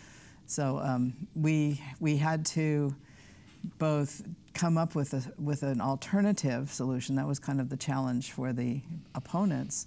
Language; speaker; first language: English; native; English